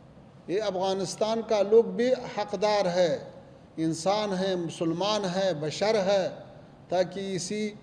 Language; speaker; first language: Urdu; non-native, fluent; Pashto